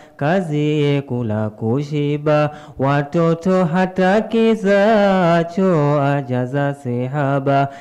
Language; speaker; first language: Swahili; native; Swahili